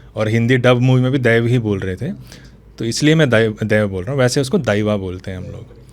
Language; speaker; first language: Hindi; non-native, local second language; Tulu